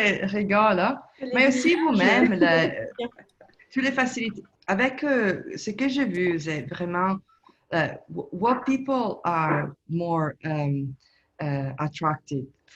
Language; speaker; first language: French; non-native, learner; Italian